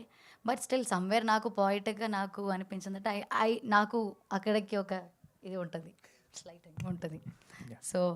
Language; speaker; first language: Telugu; non-native, fluent; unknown